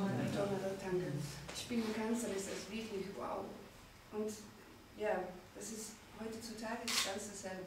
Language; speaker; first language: German; non-native, fluent; Dutch